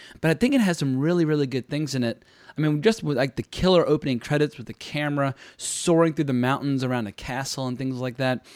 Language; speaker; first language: English; native; English